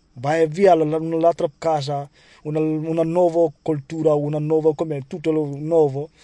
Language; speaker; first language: Italian; non-native, learner; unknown